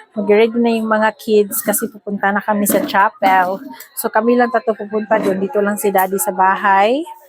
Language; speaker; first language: Filipino; non-native, local second language; Cebuano